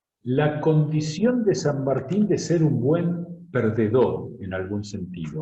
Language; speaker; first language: Spanish; native; Spanish